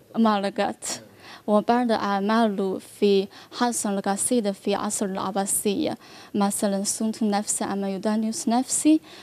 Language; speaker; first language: Arabic; non-native, learner; Chinese